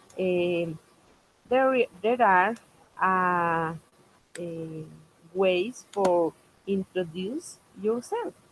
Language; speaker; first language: English; non-native, local second language; Spanish